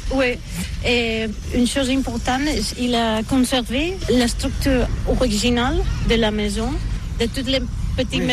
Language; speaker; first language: French; non-native, fluent; Catalan